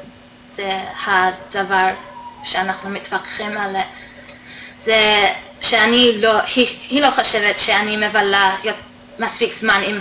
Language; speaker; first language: Hebrew; non-native, fluent; English